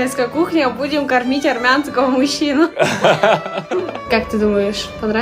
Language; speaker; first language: Russian; native; Russian